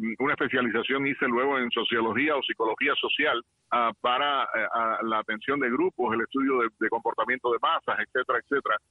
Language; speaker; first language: Spanish; native; Spanish